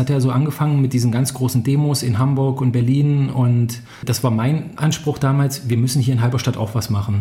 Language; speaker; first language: German; native; German